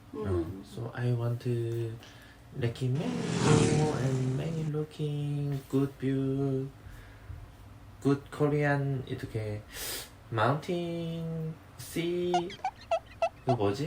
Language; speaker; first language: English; non-native, learner; Korean